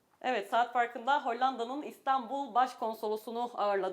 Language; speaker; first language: Turkish; native; Turkish